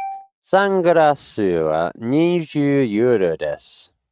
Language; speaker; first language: Japanese; non-native, learner; English